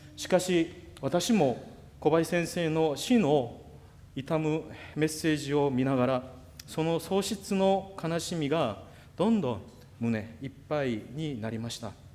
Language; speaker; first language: Japanese; non-native, fluent; Korean